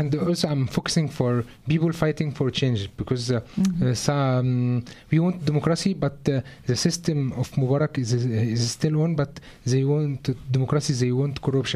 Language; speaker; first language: English; non-native, learner; Arabic